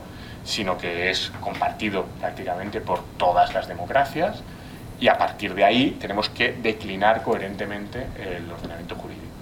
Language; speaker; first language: Spanish; native; Spanish